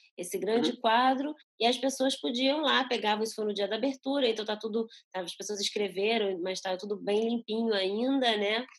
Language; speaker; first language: Portuguese; early bilingual, other home language; Spanish